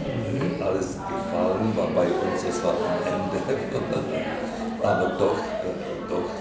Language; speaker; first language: German; non-native, learner; Czech